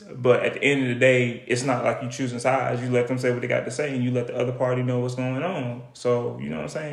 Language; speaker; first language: English; native; English